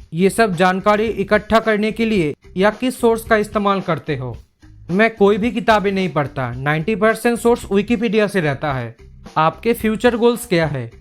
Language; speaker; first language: Hindi; non-native, local second language; Bangla